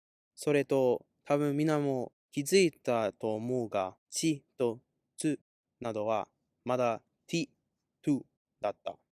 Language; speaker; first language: Japanese; non-native, learner; English